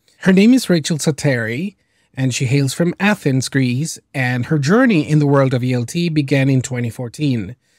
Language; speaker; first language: English; early bilingual, other home language; Spanish